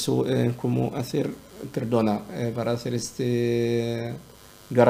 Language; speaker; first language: Spanish; non-native, learner; Arabic